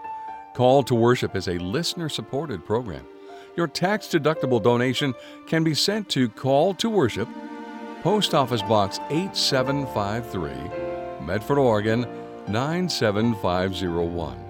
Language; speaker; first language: English; native; English